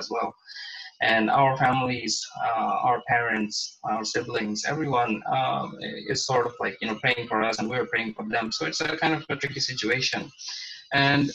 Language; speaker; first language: English; non-native, local second language; Bangla